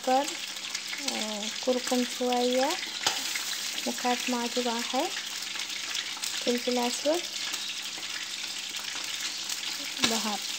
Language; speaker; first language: Arabic; non-native, local second language; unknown